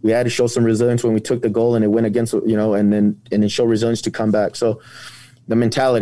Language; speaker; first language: English; native; English